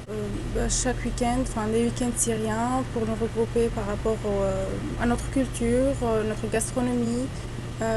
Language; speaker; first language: French; early bilingual, other home language; Arabic